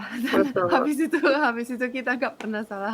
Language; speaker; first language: Indonesian; non-native, fluent; Finnish